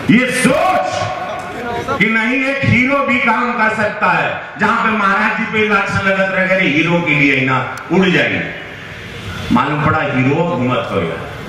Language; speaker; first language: Hindi; native; Hindi